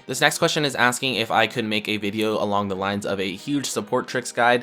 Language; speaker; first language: English; native; English